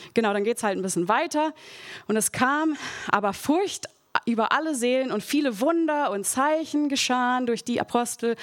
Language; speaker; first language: German; non-native, fluent; English